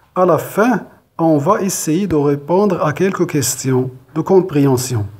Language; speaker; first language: French; non-native, local second language; Arabic